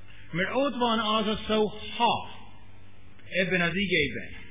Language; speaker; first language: Hungarian; non-native, fluent; English